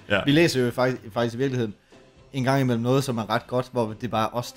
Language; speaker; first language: Danish; native; Danish